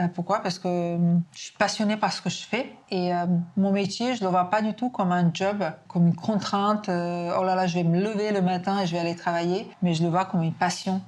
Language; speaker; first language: French; non-native, fluent; Serbian